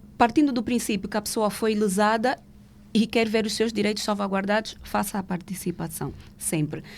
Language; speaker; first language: Portuguese; native; Portuguese